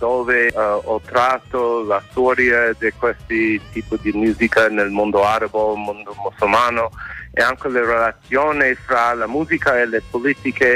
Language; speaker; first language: Italian; non-native, fluent; English